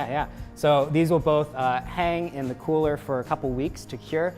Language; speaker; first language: English; native; English